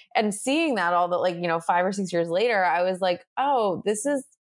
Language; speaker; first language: English; native; English